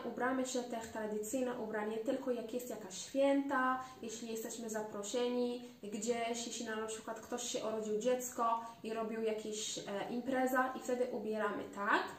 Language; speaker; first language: Polish; non-native, learner; Arabic